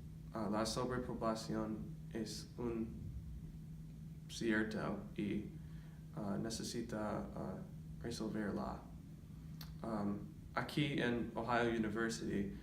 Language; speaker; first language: Spanish; non-native, learner; English